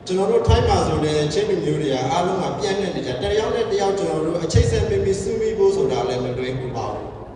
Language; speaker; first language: Burmese; non-native, local second language; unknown